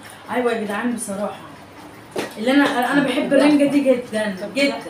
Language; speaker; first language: Arabic; native; Arabic